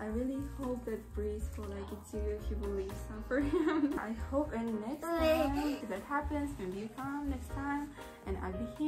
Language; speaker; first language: English; non-native, learner; Russian